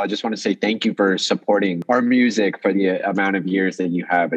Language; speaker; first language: English; early bilingual, other home language; Russian